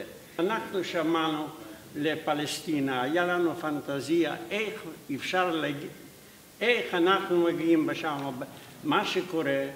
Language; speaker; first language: Hebrew; non-native, fluent; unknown